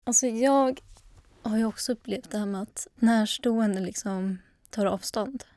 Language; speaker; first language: Swedish; early bilingual, other home language; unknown